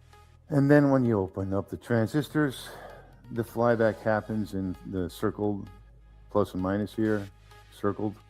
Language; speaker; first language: English; native; English